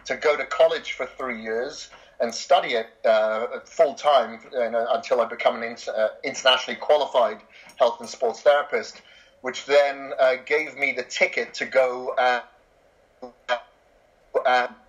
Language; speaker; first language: English; native; English